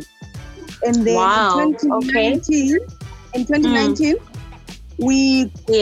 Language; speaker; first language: English; non-native, local second language; Xhosa